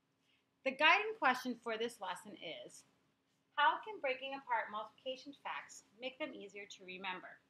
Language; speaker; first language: English; native; English